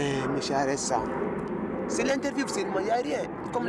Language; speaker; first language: French; non-native, learner; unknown